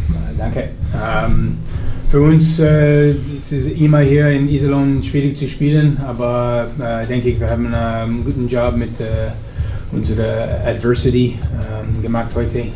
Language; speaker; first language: German; non-native, learner; English